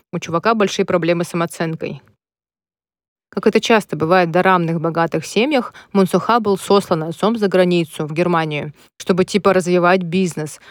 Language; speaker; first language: Russian; native; Russian